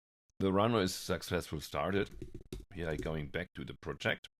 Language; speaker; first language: English; non-native, fluent; German